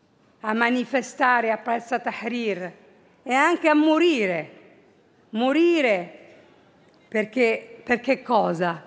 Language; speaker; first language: Italian; non-native, fluent; Arabic